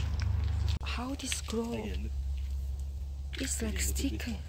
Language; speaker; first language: English; non-native, learner; Korean